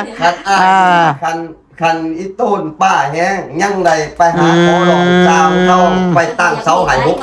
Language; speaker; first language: Thai; non-native, local second language; Lao